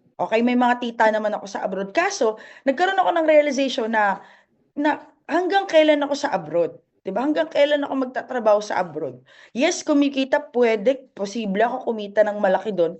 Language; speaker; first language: Filipino; non-native, local second language; Masbatenyo